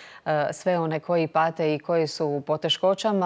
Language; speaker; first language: Croatian; native; Croatian